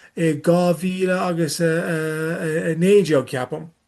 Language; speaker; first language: Irish; non-native, learner; English